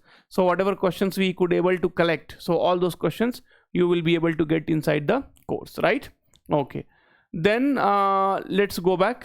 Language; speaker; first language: English; non-native, local second language; Hindi